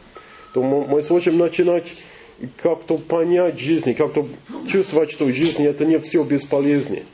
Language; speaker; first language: Russian; non-native, learner; English